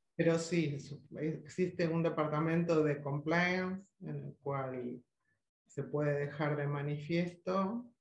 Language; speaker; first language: Spanish; native; Spanish